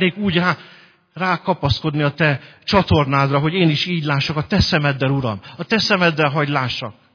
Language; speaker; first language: Hungarian; native; Hungarian